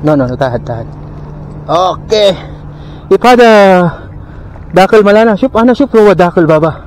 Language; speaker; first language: Arabic; non-native, learner; Filipino